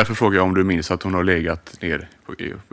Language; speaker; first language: Swedish; native; Swedish